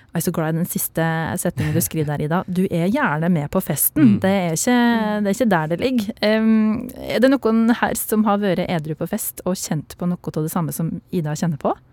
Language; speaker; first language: Norwegian; native; Norwegian